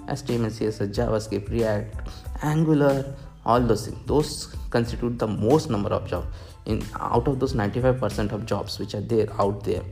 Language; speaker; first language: English; non-native, local second language; Hindi